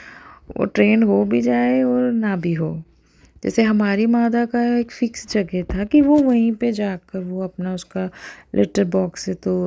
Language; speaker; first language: Hindi; native; Hindi